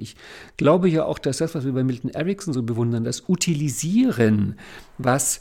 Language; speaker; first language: German; native; German